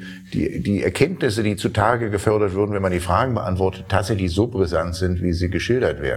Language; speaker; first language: German; native; German